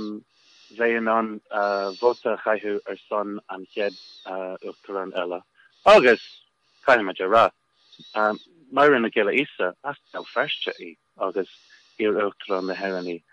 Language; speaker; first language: Irish; non-native, local second language; English